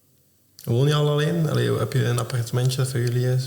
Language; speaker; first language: Dutch; native; Dutch